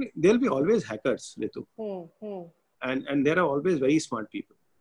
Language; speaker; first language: English; non-native, local second language; Hindi